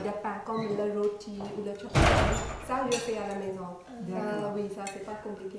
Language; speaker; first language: French; non-native, fluent; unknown